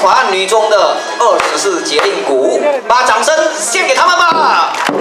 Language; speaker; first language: Chinese; native; Chinese